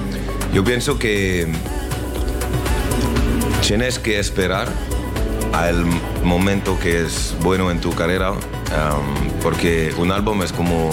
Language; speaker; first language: Spanish; non-native, learner; French